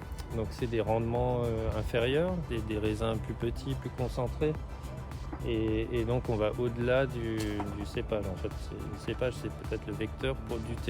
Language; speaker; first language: French; native; French